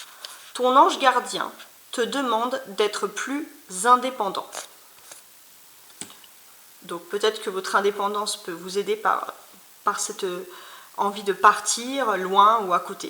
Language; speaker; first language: French; native; French